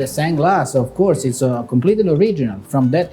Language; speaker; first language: English; non-native, fluent; Italian